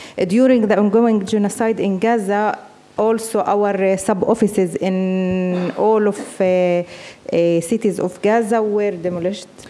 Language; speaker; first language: English; non-native, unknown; Arabic